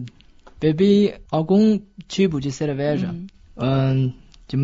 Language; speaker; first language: Portuguese; non-native, fluent; Chinese